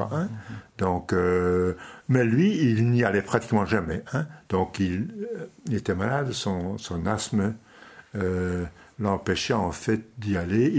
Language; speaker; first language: French; non-native, local second language; Dutch